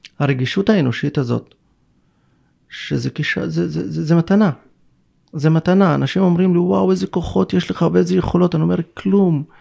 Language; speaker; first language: Hebrew; non-native, local second language; Arabic